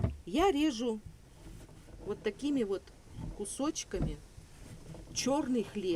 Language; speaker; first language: Russian; native; Russian